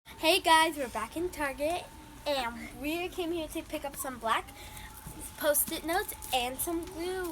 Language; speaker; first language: English; native; English